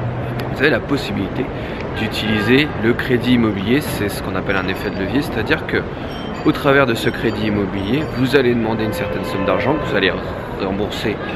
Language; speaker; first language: French; native; French